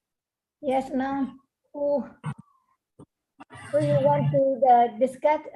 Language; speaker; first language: English; non-native, learner; Burmese